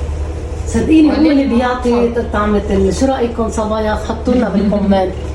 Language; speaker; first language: Arabic; native; Arabic